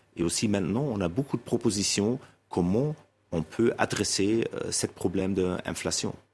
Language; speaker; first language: French; non-native, fluent; German